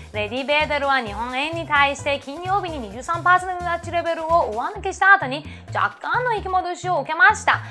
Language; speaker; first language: Japanese; non-native, fluent; Persian